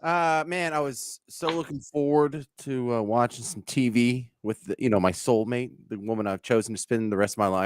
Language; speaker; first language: English; native; English